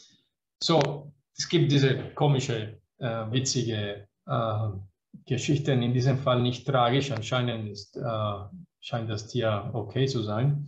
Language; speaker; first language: German; non-native, fluent; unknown